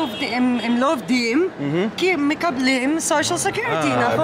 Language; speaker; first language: Hebrew; non-native, learner; English